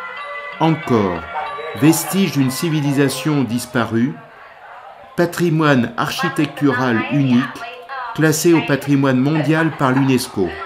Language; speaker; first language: French; native; French